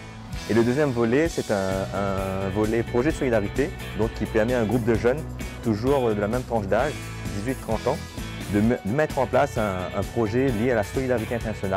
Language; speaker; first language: French; native; French